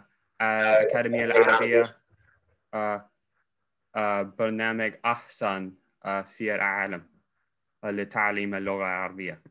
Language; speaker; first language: Arabic; non-native, learner; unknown